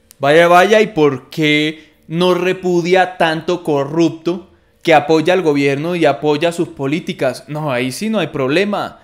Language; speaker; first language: Spanish; native; Spanish